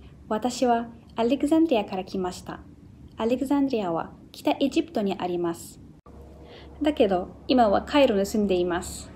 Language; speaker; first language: Japanese; non-native, fluent; Arabic